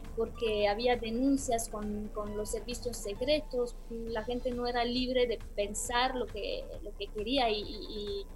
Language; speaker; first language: Spanish; non-native, fluent; Romanian